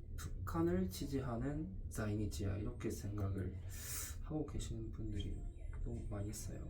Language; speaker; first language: Korean; early bilingual, heritage; Japanese